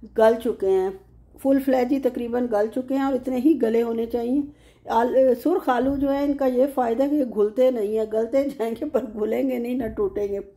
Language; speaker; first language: Urdu; native; Urdu